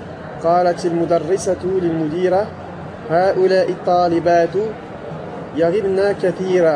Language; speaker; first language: Arabic; non-native, learner; French